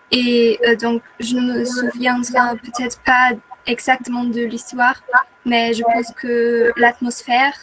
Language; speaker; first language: French; non-native, fluent; German